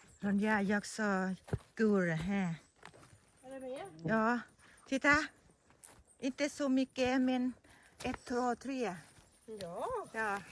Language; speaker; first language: Swedish; non-native, learner; Thai